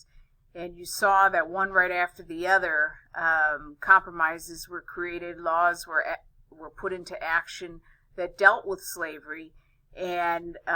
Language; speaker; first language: English; native; English